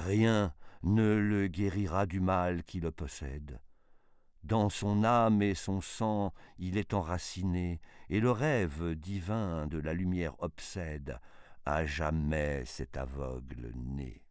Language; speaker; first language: French; native; French